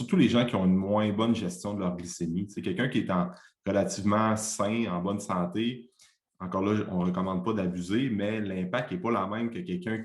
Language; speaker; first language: French; native; French